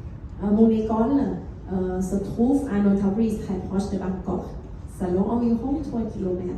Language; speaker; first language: French; non-native, fluent; Thai